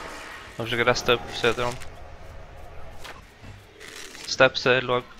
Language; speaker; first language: Swedish; native; Swedish